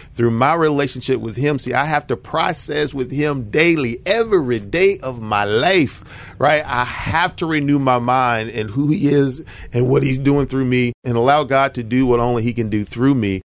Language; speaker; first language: English; native; English